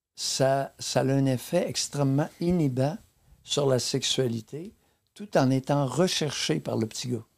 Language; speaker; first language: French; native; French